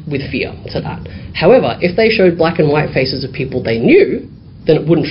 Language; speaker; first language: English; native; English